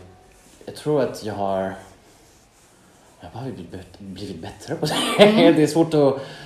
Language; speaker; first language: Swedish; non-native, fluent; French